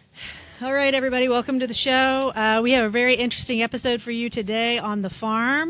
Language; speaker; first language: English; native; English